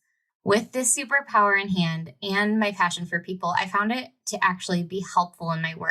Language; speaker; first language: English; native; English